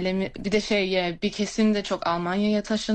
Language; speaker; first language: Turkish; early bilingual, heritage; English